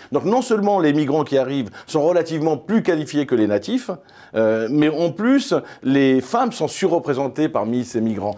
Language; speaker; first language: French; early bilingual, other home language; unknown